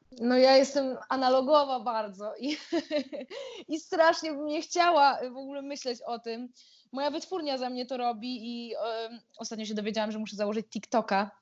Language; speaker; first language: Polish; native; Polish